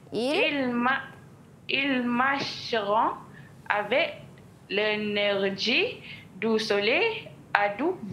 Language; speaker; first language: French; non-native, learner; Malay